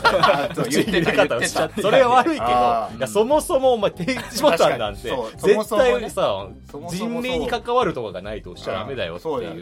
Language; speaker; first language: Japanese; native; Japanese